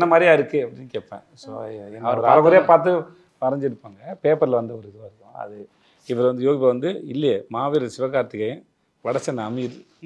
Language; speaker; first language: Tamil; native; Tamil